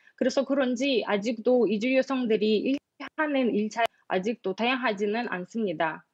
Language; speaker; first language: Korean; non-native, fluent; Russian